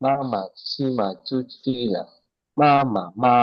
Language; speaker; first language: Chinese; non-native, learner; Burmese